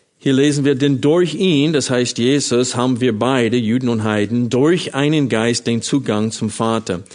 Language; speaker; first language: German; non-native, fluent; English